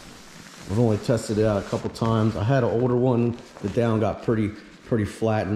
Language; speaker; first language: English; native; English